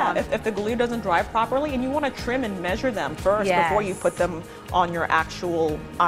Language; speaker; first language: English; native; English